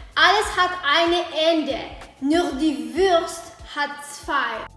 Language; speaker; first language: German; non-native, learner; Polish